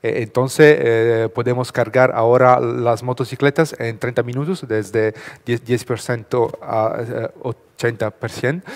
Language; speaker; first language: Spanish; non-native, learner; Italian